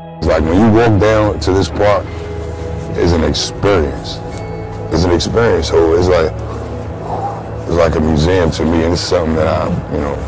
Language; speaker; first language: English; native; English